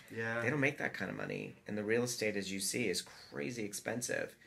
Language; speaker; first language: English; native; English